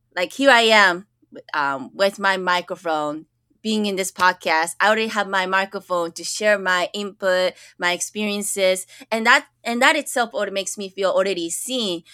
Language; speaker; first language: English; early bilingual, other home language; Japanese